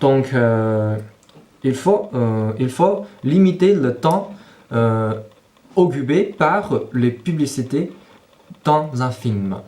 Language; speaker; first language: French; non-native, fluent; Chinese